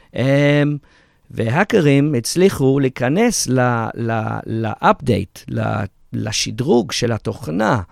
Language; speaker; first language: Hebrew; early bilingual, other home language; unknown